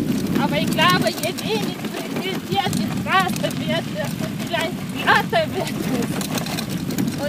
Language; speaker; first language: German; non-native, fluent; Russian